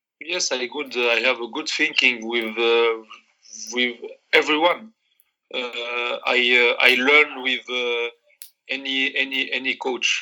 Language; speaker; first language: English; non-native, learner; Arabic